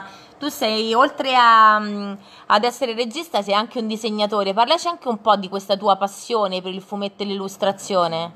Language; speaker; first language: Italian; native; Italian